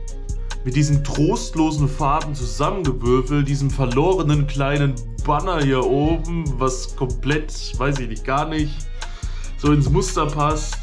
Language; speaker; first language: German; native; German